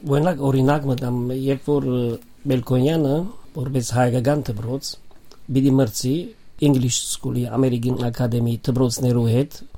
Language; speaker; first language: Armenian; native; Armenian